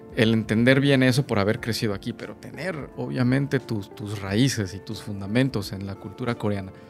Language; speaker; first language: Spanish; native; Spanish